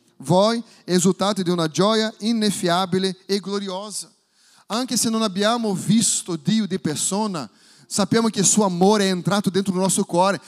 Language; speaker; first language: Italian; non-native, fluent; Portuguese